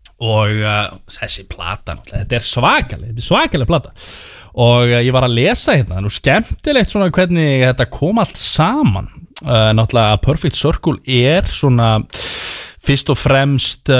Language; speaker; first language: Icelandic; native; Icelandic